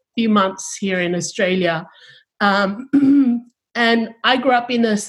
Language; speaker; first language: English; early bilingual, other home language; Tongan